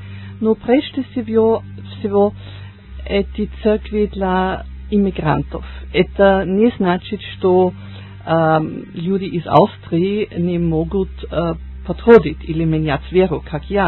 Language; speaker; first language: Russian; non-native, learner; German